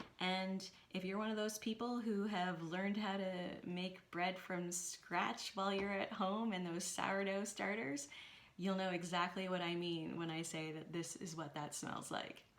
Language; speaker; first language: English; native; English